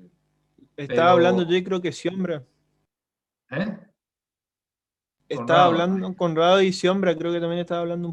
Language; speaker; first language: Spanish; native; Spanish